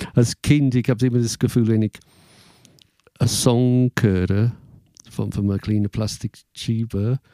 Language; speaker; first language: German; non-native, fluent; English